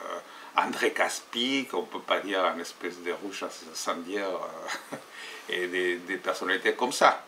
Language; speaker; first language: French; non-native, fluent; Spanish